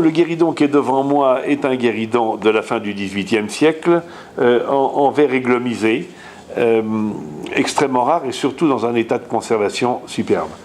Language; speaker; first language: French; native; French